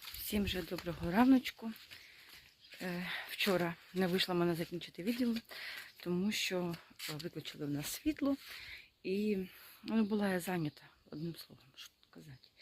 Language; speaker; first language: Ukrainian; non-native, local second language; Russian